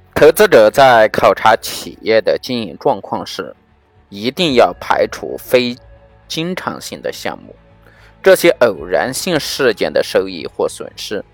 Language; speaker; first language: Chinese; native; Chinese